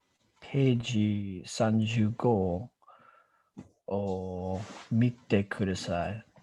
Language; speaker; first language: Japanese; non-native, learner; English